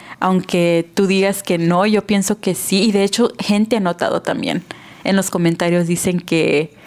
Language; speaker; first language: Spanish; early bilingual, heritage; Spanish